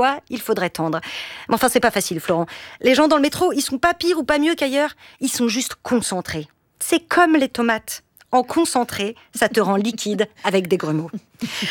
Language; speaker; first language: French; native; French